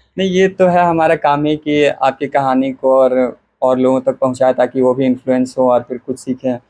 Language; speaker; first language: Hindi; native; Hindi